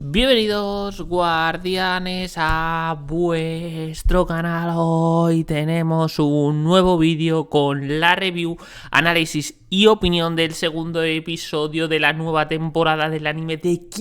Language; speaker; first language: Spanish; native; Spanish